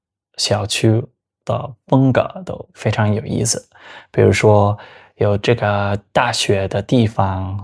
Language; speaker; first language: Chinese; non-native, fluent; Spanish